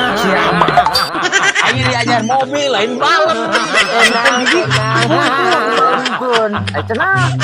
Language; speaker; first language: Indonesian; non-native, local second language; Sundanese